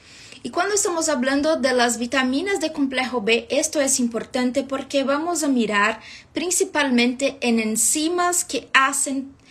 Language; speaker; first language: Spanish; non-native, fluent; Portuguese